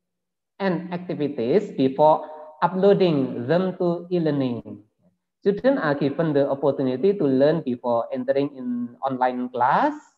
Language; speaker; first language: English; non-native, learner; Indonesian